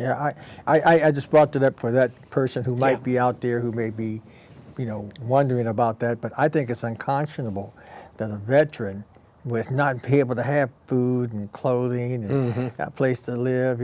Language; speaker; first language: English; native; English